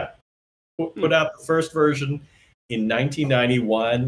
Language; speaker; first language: English; native; English